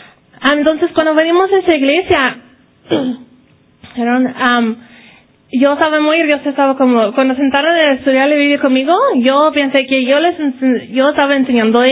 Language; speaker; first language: Spanish; early bilingual, heritage; Spanish